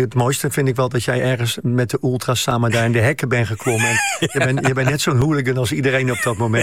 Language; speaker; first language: Dutch; native; Dutch